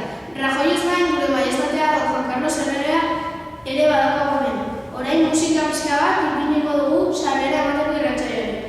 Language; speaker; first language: Basque; non-native, learner; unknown